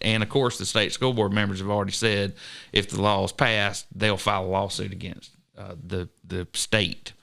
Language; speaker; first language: English; native; English